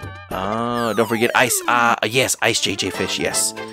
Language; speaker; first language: English; early bilingual, other home language; Spanish